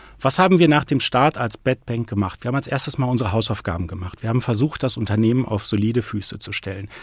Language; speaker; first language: German; native; German